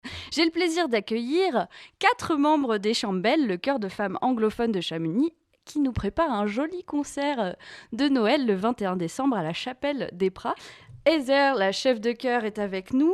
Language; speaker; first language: French; native; French